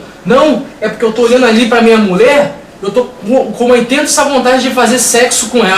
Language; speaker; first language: Portuguese; native; Portuguese